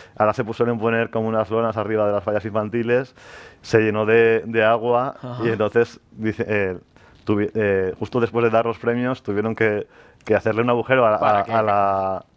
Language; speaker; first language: Spanish; native; Spanish